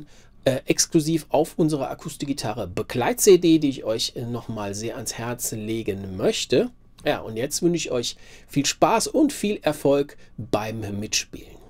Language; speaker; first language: German; native; German